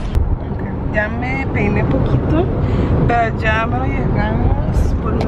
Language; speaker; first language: Spanish; early bilingual, heritage; Spanish